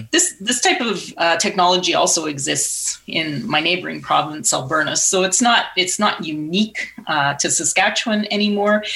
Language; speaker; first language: English; native; English